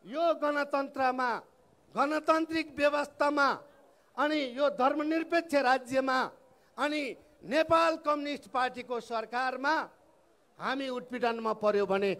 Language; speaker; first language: Nepali; non-native, local second language; Eastern Tamang